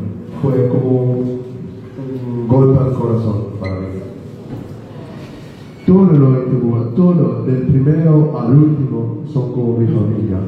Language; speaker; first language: Spanish; non-native, learner; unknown